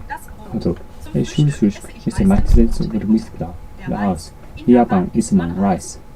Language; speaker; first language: German; non-native, learner; Japanese